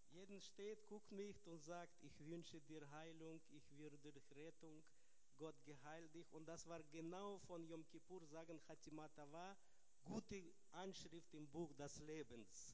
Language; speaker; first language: German; non-native, learner; Russian